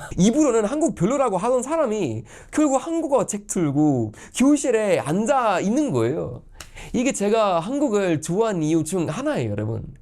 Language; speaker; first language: Korean; non-native, fluent; Swedish